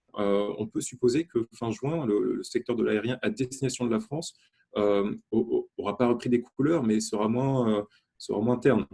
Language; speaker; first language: French; native; French